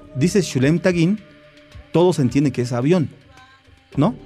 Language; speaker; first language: Spanish; non-native, local second language; Tzeltal